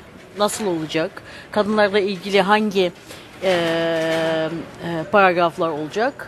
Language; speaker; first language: Turkish; early bilingual, heritage; Turkish